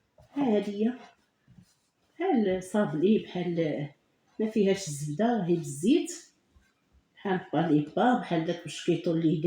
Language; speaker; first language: Arabic; native; Arabic